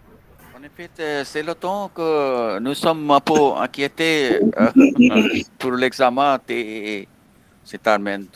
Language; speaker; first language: French; non-native, fluent; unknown